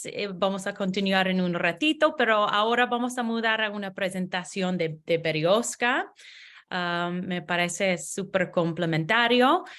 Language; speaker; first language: Spanish; non-native, learner; English